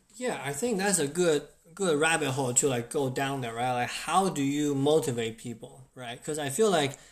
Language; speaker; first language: English; non-native, fluent; Chinese